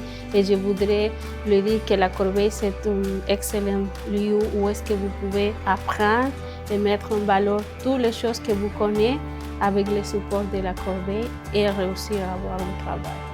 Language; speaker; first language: French; non-native, fluent; Spanish